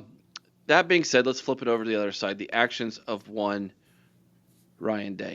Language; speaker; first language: English; native; English